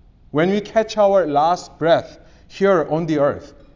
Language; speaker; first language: English; non-native, fluent; Korean